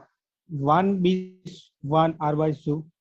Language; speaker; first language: German; non-native, learner; Gujarati